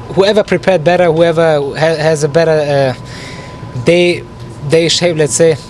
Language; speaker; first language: English; non-native, fluent; German